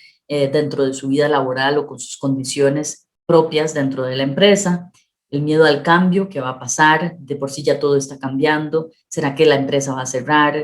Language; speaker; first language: Spanish; native; Spanish